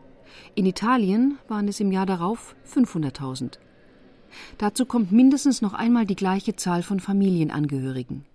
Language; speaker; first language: German; native; German